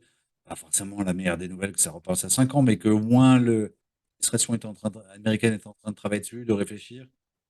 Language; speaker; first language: French; native; French